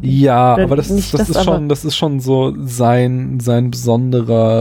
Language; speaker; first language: German; native; German